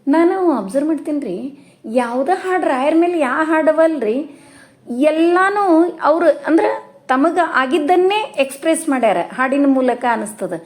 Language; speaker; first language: Kannada; native; Kannada